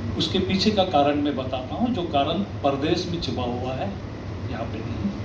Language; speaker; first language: Hindi; non-native, local second language; Marathi